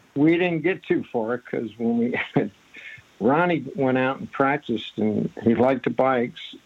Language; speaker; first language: English; native; English